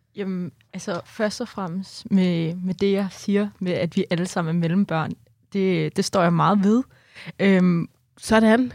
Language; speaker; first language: Danish; early bilingual, other home language; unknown